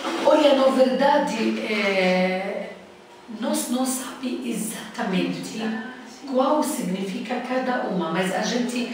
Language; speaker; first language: Portuguese; non-native, learner; Arabic